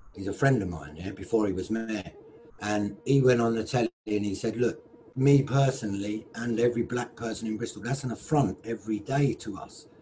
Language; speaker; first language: English; native; English